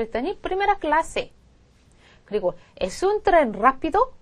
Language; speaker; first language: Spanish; non-native, fluent; Korean